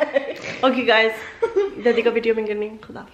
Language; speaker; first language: Persian; early bilingual, heritage; Persian